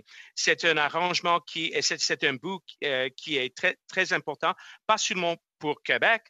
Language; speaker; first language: French; non-native, learner; English